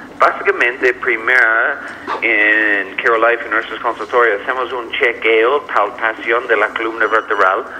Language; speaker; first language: Spanish; non-native, fluent; English